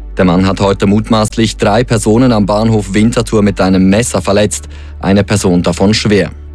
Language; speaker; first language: German; native; German